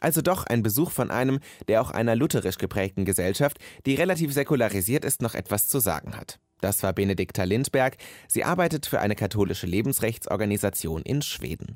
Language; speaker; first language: German; native; German